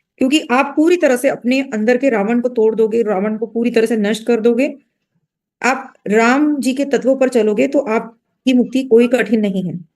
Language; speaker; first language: Hindi; non-native, local second language; Marathi